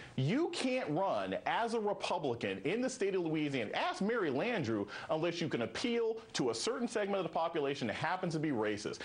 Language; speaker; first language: English; native; English